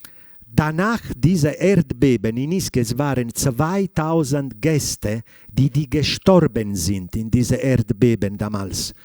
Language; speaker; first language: German; non-native, fluent; Italian